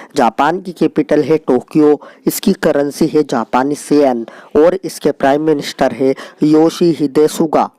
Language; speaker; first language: Hindi; native; Hindi